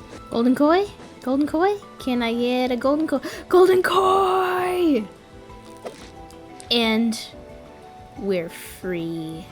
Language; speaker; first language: English; native; English